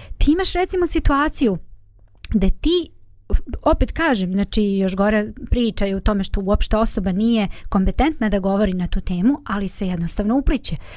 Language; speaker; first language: Bosnian; native; Bosnian